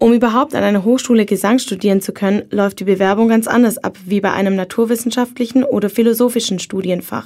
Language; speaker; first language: German; native; German